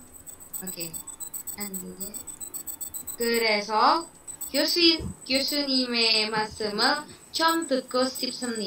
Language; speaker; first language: Korean; non-native, learner; Indonesian